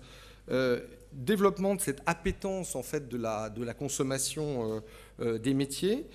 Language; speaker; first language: French; native; French